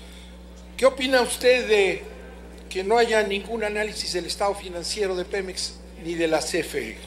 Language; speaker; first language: Spanish; native; Spanish